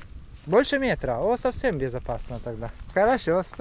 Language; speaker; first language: Russian; non-native, fluent; Italian